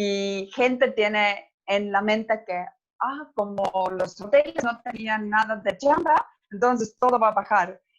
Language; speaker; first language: Spanish; non-native, fluent; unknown